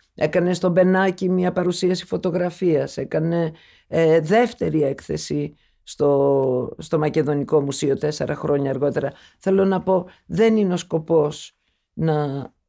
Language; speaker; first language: Greek; early bilingual, other home language; Turkish